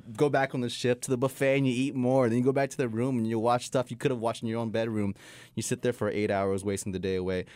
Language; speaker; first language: English; non-native, fluent; Spanish